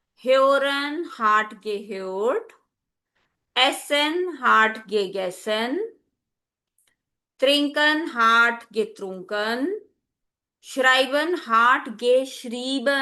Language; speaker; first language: German; non-native, learner; Hindi